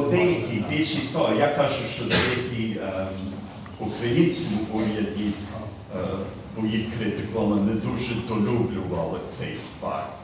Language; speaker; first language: Ukrainian; early bilingual, heritage; Ukrainian